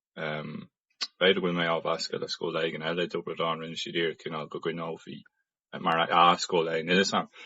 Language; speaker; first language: Irish; non-native, local second language; English